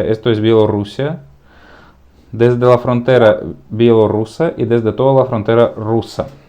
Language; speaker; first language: Spanish; non-native, fluent; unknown